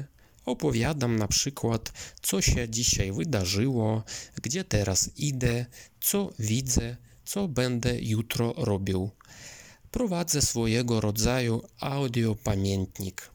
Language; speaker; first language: Polish; non-native, fluent; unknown